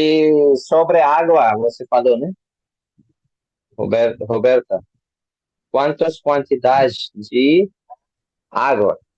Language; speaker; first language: Portuguese; non-native, learner; Hindi